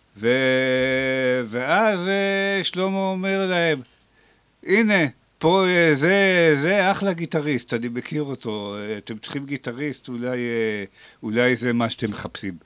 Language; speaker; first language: Hebrew; native; Hebrew